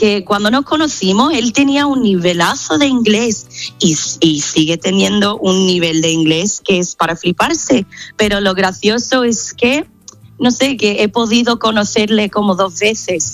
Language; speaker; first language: Spanish; non-native, fluent; English